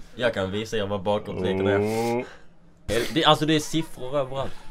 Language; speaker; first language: Swedish; native; Swedish